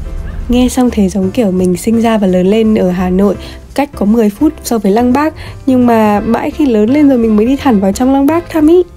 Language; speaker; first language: Vietnamese; native; Vietnamese